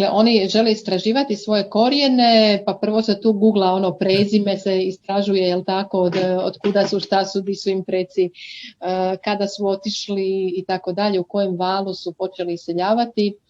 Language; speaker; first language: Croatian; native; Croatian